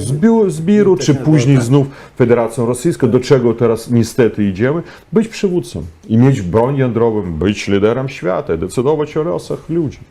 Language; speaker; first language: Polish; non-native, fluent; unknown